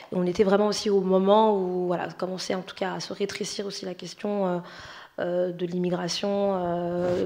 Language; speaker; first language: French; native; French